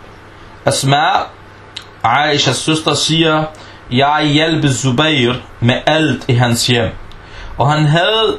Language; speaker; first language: Danish; non-native, fluent; Arabic